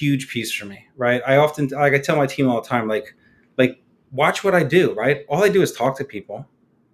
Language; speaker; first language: English; native; English